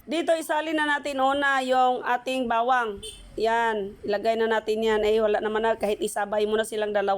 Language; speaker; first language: Filipino; non-native, local second language; Cebuano